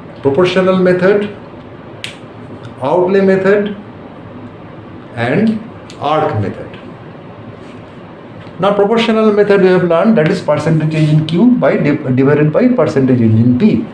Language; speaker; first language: English; non-native, local second language; Bangla